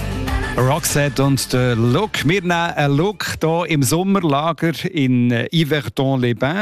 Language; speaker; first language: German; native; German